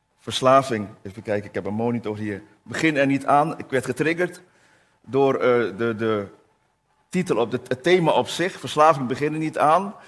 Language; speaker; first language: Dutch; native; Dutch